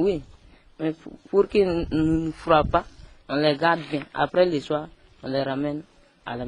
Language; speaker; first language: French; non-native, local second language; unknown